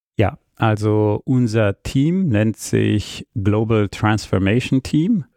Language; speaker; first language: German; early bilingual, other home language; Armenian